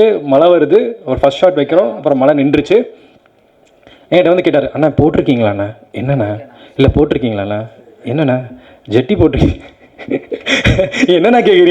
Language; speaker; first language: Tamil; native; Tamil